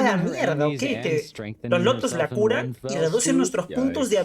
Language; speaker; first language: Spanish; native; Spanish